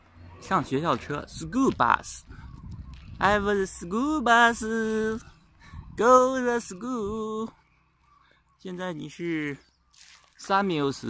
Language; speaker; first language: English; non-native, learner; Chinese